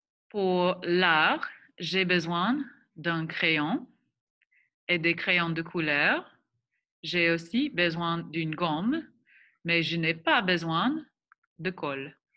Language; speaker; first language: French; non-native, fluent; English